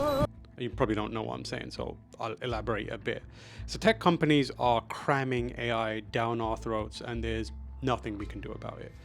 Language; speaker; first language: English; native; English